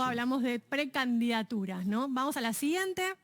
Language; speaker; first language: Spanish; native; Spanish